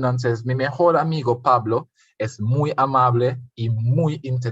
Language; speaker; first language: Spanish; non-native, fluent; English